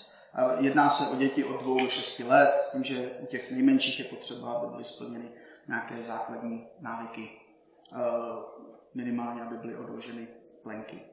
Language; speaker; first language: Czech; native; Czech